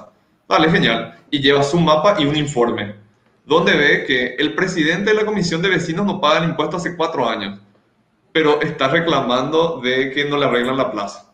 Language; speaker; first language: Spanish; native; Spanish